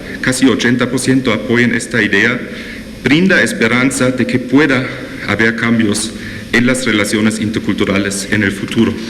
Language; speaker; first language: Spanish; non-native, fluent; German